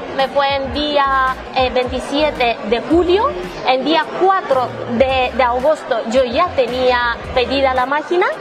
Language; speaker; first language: Spanish; non-native, fluent; Romanian